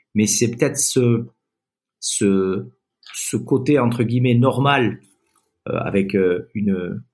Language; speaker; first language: French; native; French